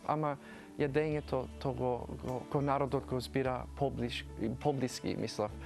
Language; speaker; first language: Macedonian; early bilingual, heritage; Macedonian